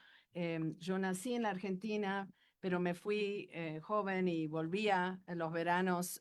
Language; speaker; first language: Spanish; non-native, fluent; English